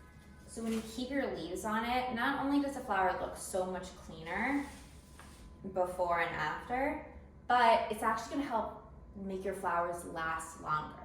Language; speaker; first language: English; native; English